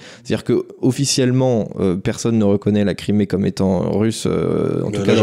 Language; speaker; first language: French; native; French